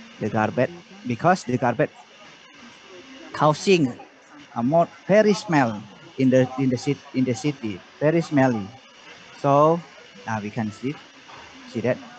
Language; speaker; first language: English; non-native, learner; Indonesian